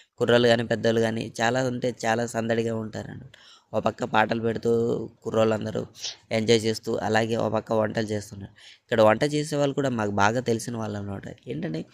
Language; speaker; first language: Telugu; native; Telugu